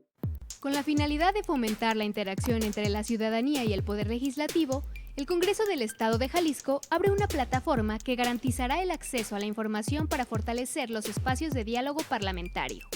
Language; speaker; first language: Spanish; native; Spanish